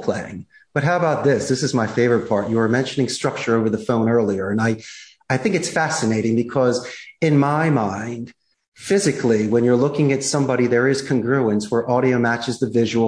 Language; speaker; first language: English; native; English